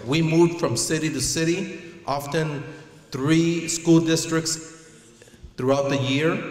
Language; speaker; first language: English; early bilingual, other home language; Spanish